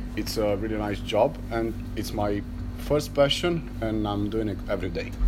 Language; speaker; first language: English; non-native, learner; Romanian